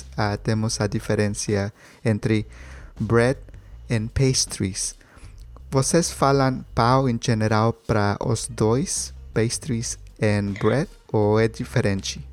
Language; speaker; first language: Portuguese; non-native, learner; Spanish